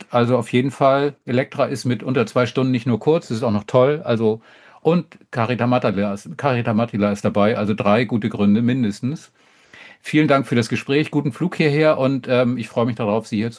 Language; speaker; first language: German; native; German